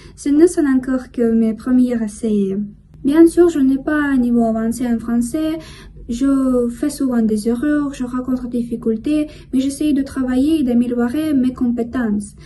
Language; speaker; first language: French; non-native, learner; Russian